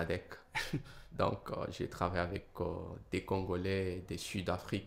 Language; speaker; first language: French; non-native, fluent; Portuguese